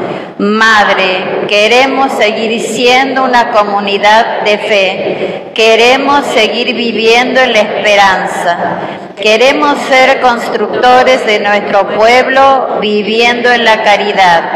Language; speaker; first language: Spanish; native; Spanish